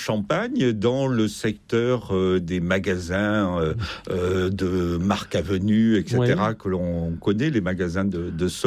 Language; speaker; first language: French; native; French